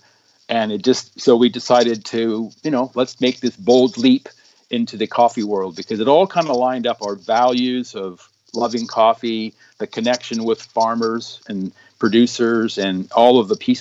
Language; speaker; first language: English; native; English